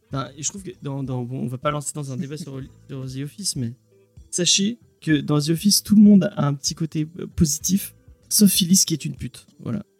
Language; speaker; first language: French; native; French